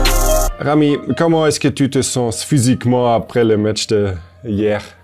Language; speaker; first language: French; non-native, fluent; German